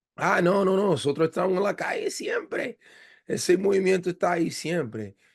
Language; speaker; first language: Spanish; non-native, fluent; English